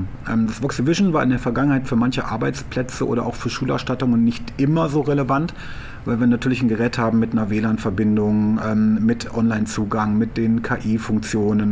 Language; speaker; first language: German; native; German